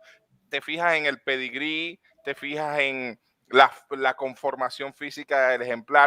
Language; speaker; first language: Spanish; native; Spanish